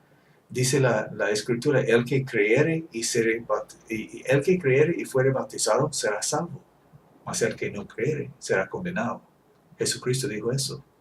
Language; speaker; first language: Spanish; non-native, fluent; English